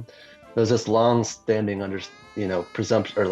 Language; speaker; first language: English; native; English